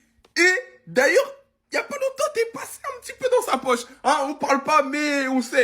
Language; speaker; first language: French; native; French